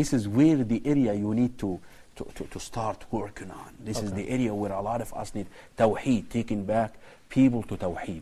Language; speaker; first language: English; non-native, fluent; Arabic